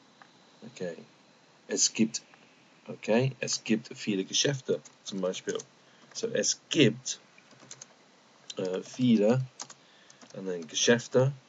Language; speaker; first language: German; non-native, fluent; English